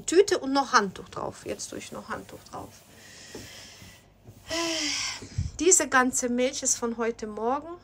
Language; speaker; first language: German; non-native, fluent; Ukrainian